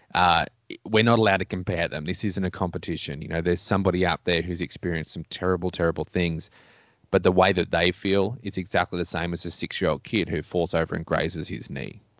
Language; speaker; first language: English; native; English